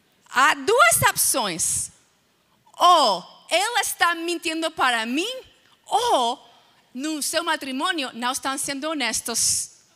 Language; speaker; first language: Portuguese; non-native, fluent; English